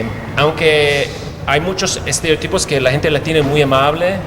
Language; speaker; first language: Spanish; non-native, fluent; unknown